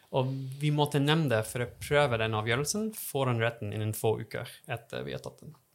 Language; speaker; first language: Norwegian; non-native, fluent; English